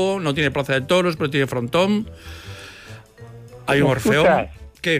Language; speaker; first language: Spanish; native; Spanish